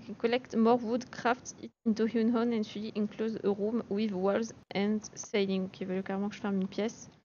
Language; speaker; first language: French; native; French